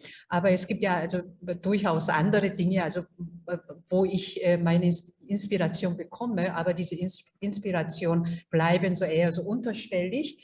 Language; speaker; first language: German; non-native, fluent; Korean